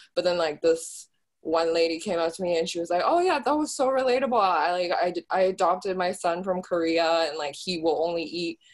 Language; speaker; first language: English; early bilingual, other home language; Chinese